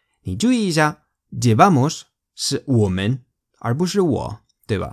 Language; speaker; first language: Chinese; non-native, fluent; Spanish